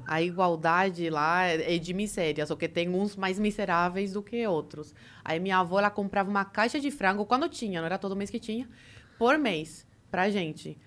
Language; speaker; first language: Portuguese; early bilingual, other home language; Spanish